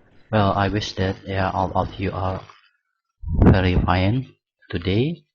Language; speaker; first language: English; non-native, learner; Indonesian